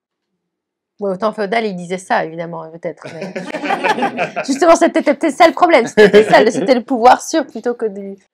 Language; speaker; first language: French; native; French